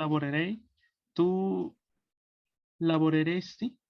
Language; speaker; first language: Italian; non-native, learner; Spanish